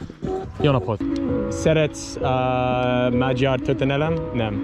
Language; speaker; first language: Hungarian; non-native, learner; English